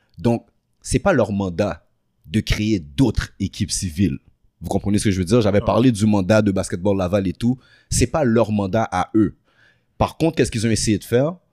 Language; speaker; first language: French; early bilingual, other home language; Haitian Creole